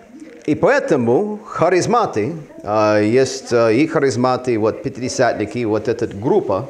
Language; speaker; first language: Russian; non-native, fluent; English